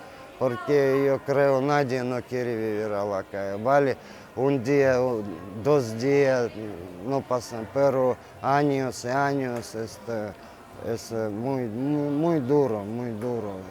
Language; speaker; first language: Spanish; non-native, learner; Italian